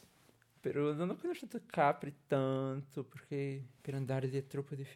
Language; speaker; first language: Italian; non-native, learner; Portuguese